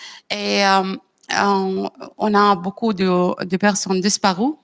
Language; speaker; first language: French; non-native, learner; Arabic